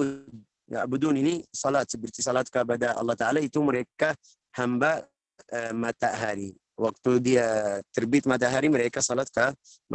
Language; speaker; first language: Indonesian; non-native, learner; Arabic